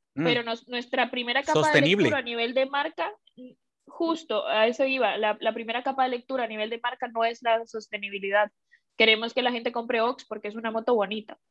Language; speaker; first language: Spanish; native; Spanish